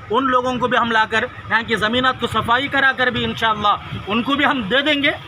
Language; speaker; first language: Urdu; native; Urdu